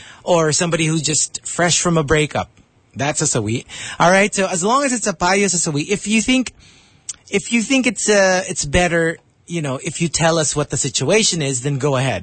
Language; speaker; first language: English; non-native, local second language; Filipino